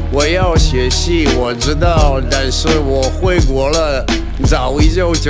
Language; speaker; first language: Chinese; non-native, learner; Russian